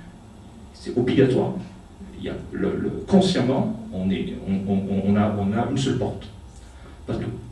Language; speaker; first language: French; native; French